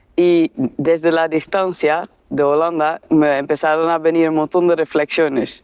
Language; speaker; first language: Spanish; non-native, fluent; Dutch